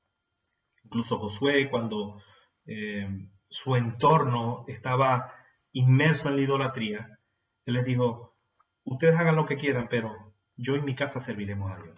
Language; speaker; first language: Spanish; native; Spanish